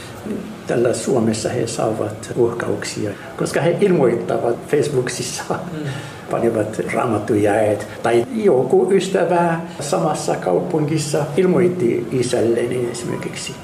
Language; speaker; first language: Finnish; non-native, learner; Arabic